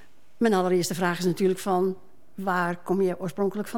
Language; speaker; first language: Dutch; native; Dutch